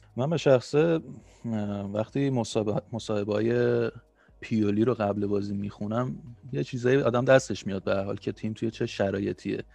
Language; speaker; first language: Persian; native; Persian